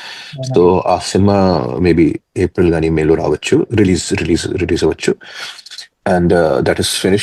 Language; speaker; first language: Telugu; non-native, fluent; Hindi